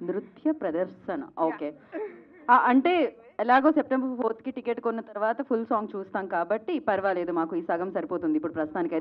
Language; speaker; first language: Telugu; native; Telugu